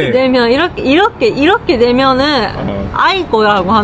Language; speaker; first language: Korean; non-native, fluent; Japanese